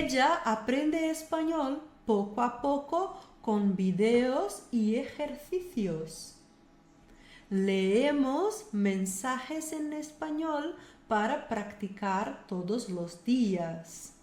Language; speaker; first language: Spanish; non-native, fluent; Portuguese